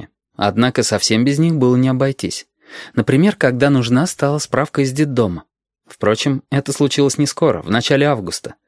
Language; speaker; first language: Russian; native; Russian